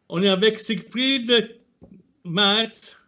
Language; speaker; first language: French; non-native, fluent; Italian